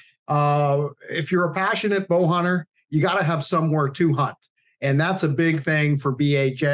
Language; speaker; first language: English; native; English